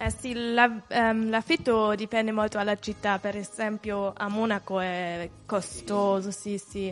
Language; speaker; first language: Italian; non-native, fluent; German